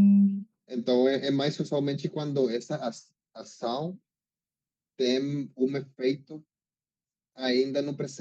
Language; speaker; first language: Portuguese; non-native, learner; Spanish